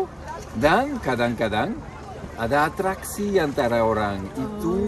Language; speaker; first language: Indonesian; non-native, fluent; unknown